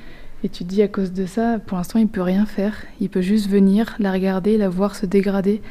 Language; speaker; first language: French; native; French